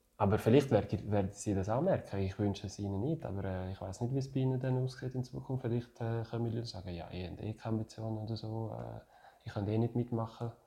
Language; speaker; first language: German; non-native, fluent; French